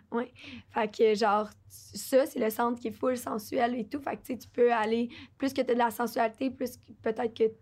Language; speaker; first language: French; native; French